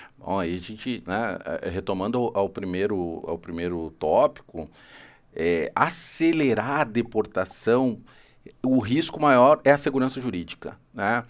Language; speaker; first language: Portuguese; native; Portuguese